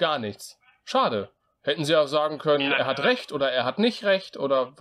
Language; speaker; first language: German; native; German